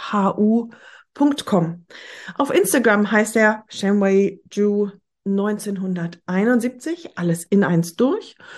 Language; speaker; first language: German; native; German